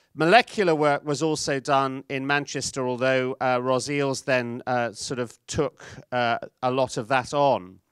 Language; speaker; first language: English; native; English